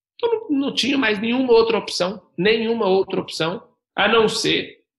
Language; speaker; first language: Portuguese; native; Portuguese